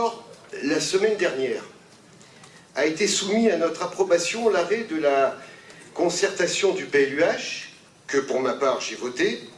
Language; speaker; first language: French; native; French